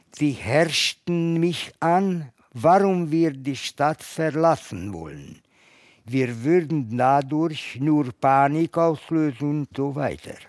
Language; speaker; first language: German; non-native, fluent; Hungarian